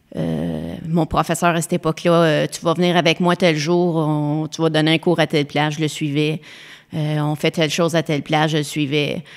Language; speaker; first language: French; native; French